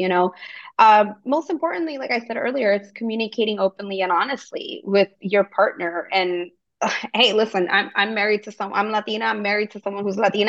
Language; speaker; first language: English; early bilingual, other home language; Spanish